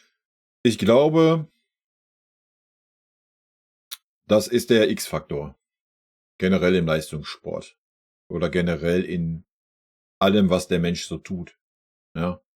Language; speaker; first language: German; native; German